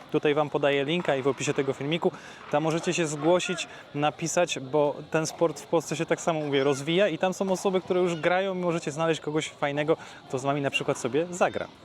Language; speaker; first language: Polish; native; Polish